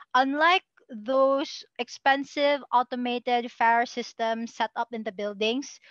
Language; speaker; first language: English; non-native, local second language; Cebuano